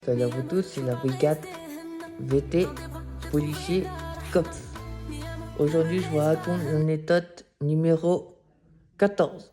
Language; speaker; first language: French; non-native, fluent; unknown